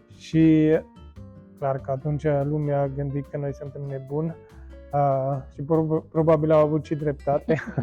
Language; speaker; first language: Romanian; non-native, fluent; German